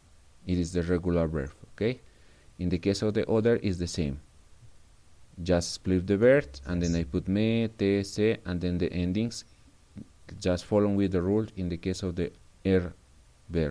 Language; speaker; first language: English; non-native, fluent; Spanish